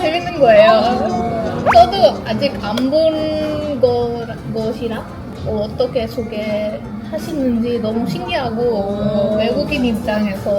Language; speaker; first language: Korean; non-native, fluent; Hindi